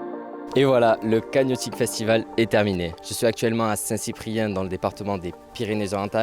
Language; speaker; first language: French; native; French